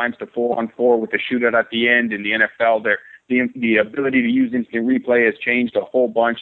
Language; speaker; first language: English; native; English